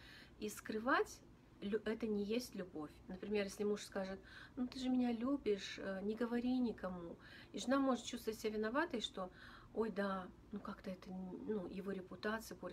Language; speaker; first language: Russian; native; Russian